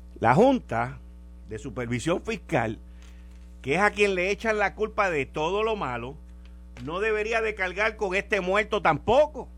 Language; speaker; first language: Spanish; native; Spanish